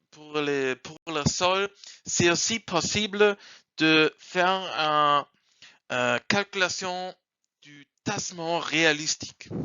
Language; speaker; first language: French; non-native, learner; German